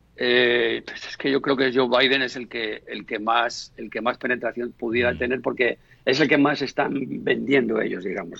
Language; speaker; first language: Spanish; native; Spanish